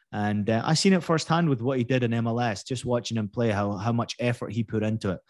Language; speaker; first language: English; native; English